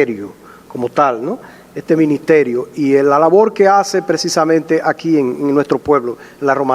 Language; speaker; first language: Spanish; native; Spanish